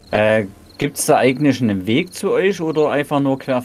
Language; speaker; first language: German; native; German